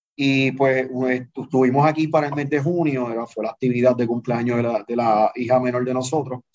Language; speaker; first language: Spanish; native; Spanish